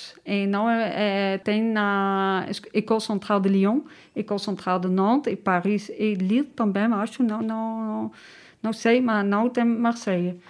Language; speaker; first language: Portuguese; non-native, learner; Dutch